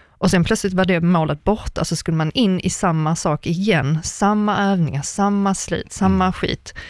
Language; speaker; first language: Swedish; native; Swedish